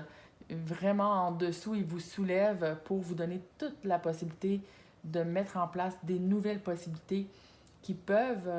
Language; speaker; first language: French; native; French